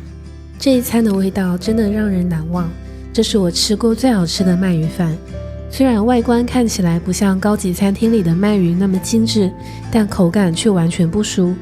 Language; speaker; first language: Chinese; native; Chinese